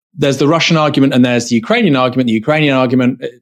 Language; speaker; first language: English; native; English